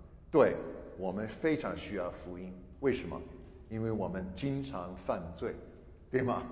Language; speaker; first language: Chinese; non-native, fluent; English